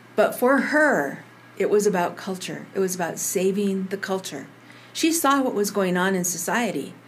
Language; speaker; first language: English; early bilingual, other home language; Spanish